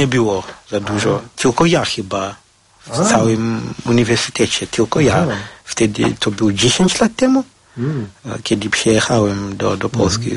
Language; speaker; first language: Polish; non-native, learner; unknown